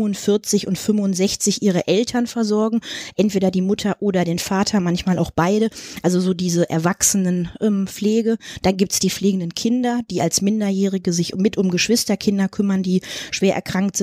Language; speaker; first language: German; native; German